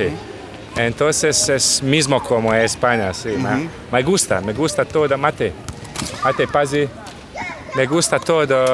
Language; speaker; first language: Spanish; non-native, learner; Croatian